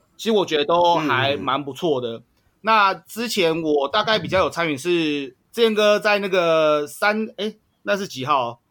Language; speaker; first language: Chinese; native; Chinese